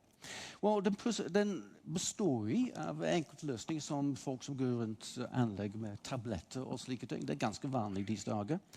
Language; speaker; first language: Norwegian; non-native, fluent; English